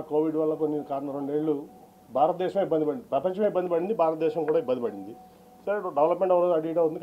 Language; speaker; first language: Telugu; native; Telugu